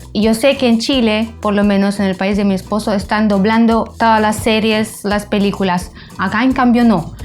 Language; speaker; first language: Spanish; non-native, fluent; Romanian